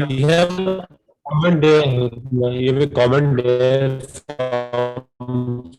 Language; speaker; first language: English; non-native, local second language; Hindi